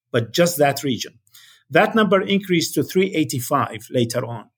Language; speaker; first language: English; non-native, fluent; Arabic